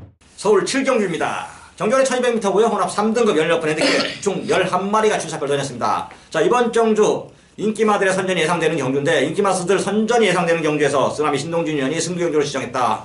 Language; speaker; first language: Korean; native; Korean